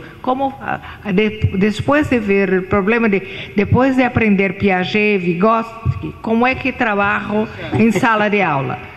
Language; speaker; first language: Spanish; non-native, fluent; Portuguese